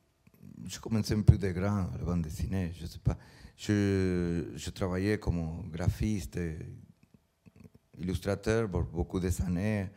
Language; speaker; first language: French; non-native, learner; Spanish